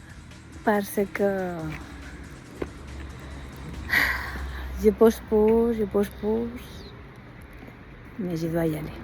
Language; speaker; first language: French; non-native, fluent; Spanish